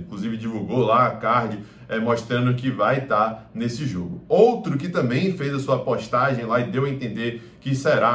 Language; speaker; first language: Portuguese; native; Portuguese